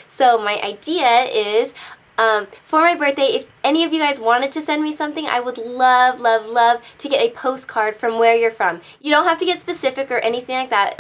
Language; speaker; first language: English; native; English